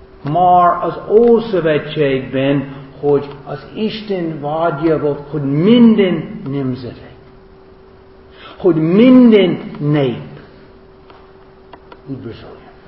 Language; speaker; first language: Hungarian; non-native, fluent; English